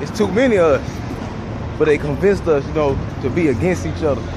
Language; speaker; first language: English; native; English